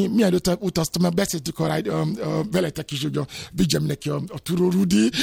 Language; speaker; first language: Hungarian; non-native, fluent; Yoruba